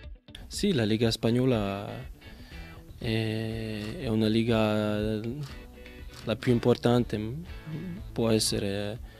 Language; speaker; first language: Italian; non-native, fluent; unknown